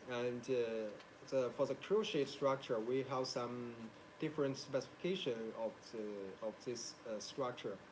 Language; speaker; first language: English; non-native, learner; Chinese